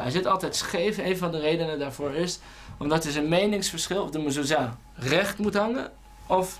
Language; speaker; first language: Dutch; native; Dutch